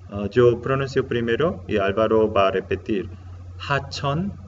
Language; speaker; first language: Spanish; non-native, learner; Korean